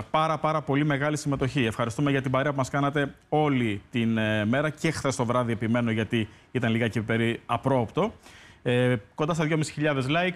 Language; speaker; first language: Greek; native; Greek